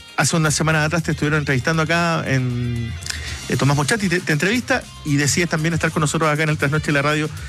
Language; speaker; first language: Spanish; native; Spanish